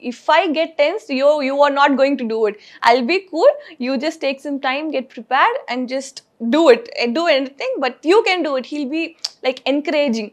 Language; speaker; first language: English; non-native, local second language; Tamil